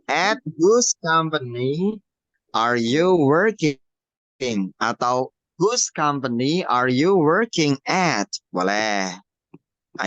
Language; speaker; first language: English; non-native, fluent; Indonesian